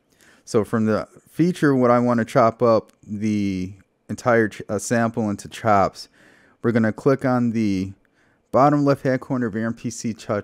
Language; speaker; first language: English; native; English